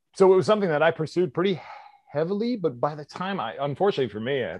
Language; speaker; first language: English; native; English